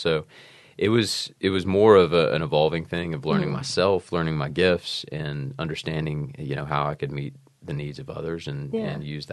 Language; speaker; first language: English; native; English